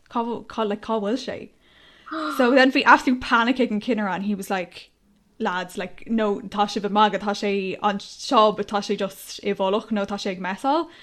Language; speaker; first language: Irish; non-native, local second language; English